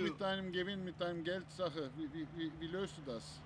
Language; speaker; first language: German; non-native, fluent; Turkish